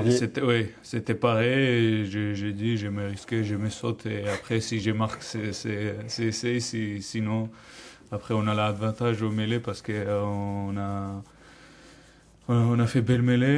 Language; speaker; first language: French; non-native, learner; Georgian